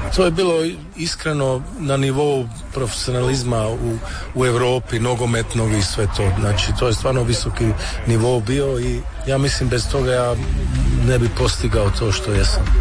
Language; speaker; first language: Serbian; early bilingual, heritage; Croatian